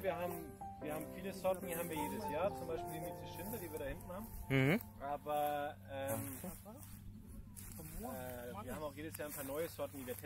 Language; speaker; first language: German; native; German